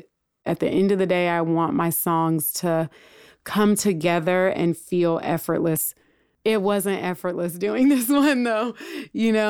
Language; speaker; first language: English; native; English